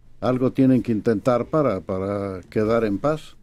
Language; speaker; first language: Spanish; native; Spanish